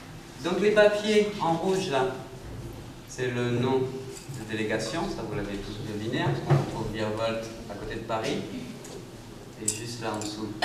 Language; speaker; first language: French; native; French